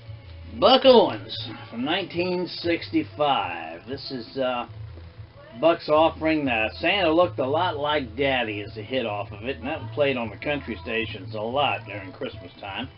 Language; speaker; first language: English; native; English